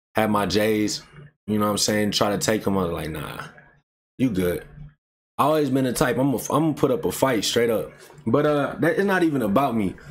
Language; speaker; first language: English; native; English